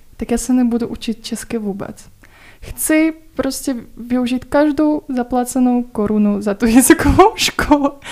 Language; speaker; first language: Czech; non-native, fluent; Russian